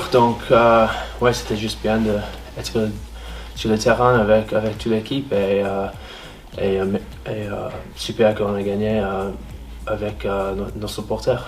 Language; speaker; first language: French; non-native, fluent; English